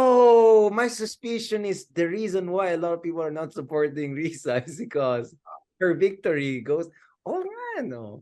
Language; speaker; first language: English; non-native, local second language; Filipino